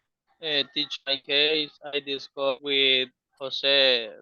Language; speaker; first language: English; non-native, learner; Spanish